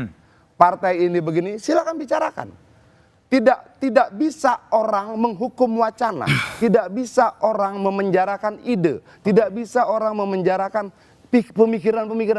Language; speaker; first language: Indonesian; native; Indonesian